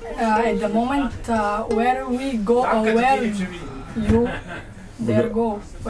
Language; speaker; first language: English; non-native, learner; Bulgarian